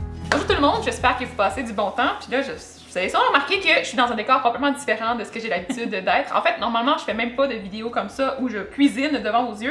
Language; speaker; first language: French; native; French